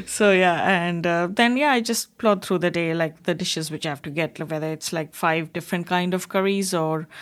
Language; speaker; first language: English; non-native, local second language; Bangla